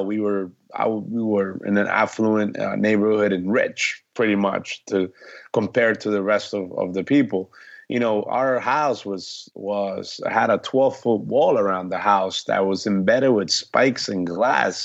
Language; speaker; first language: English; early bilingual, other home language; Spanish